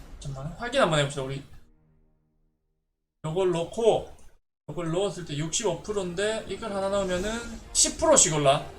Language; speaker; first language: Korean; native; Korean